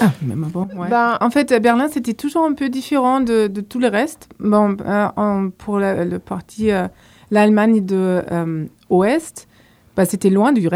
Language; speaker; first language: French; non-native, fluent; German